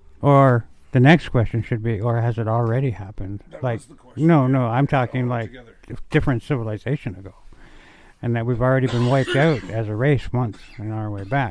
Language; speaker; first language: English; native; English